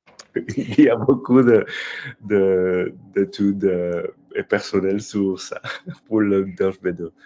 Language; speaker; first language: French; non-native, learner; English